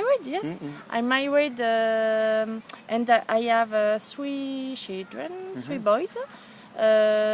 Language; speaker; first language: English; non-native, learner; French